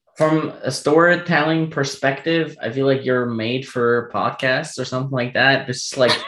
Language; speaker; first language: English; non-native, fluent; German